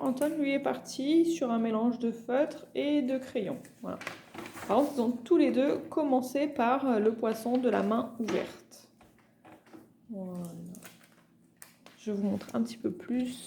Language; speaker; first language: French; native; French